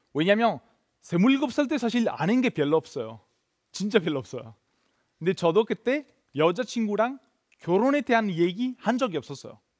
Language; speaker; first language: Korean; non-native, fluent; Italian